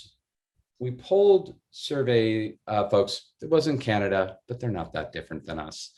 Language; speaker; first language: English; native; English